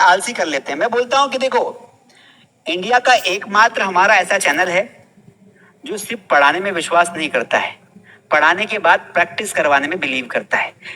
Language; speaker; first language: Hindi; native; Hindi